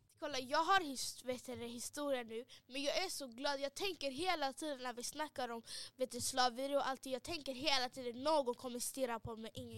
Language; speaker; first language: Swedish; early bilingual, other home language; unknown